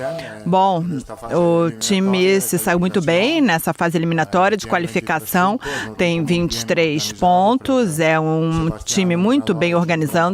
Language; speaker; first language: Portuguese; non-native, fluent; Italian